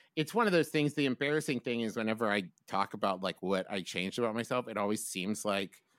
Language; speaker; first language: English; native; English